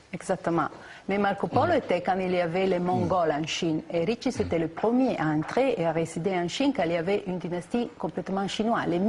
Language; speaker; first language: French; non-native, fluent; Italian